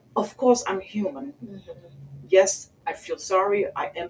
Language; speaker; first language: English; early bilingual, other home language; Spanish